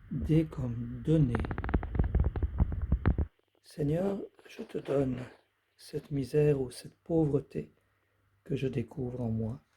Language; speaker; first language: French; native; French